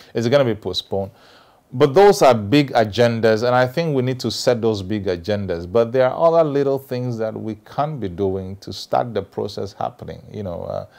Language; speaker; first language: English; non-native, local second language; Ewe